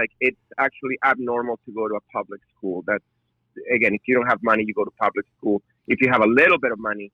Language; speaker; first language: English; non-native, fluent; Spanish